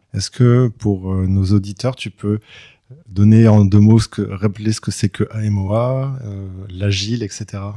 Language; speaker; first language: French; native; French